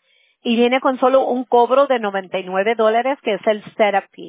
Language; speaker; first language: Spanish; early bilingual, heritage; Spanish